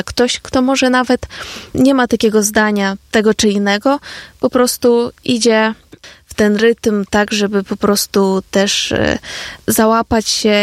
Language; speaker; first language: Polish; non-native, fluent; Ukrainian